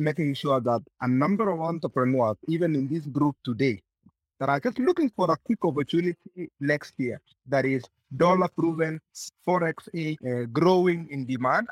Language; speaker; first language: English; non-native, local second language; Kikuyu